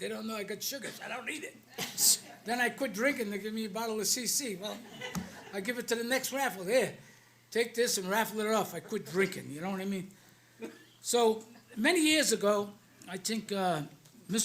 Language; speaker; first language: English; native; English